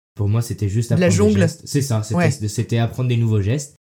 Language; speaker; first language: French; early bilingual, heritage; French